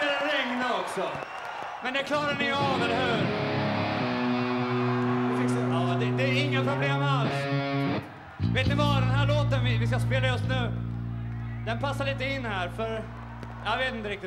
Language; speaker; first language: Swedish; native; Swedish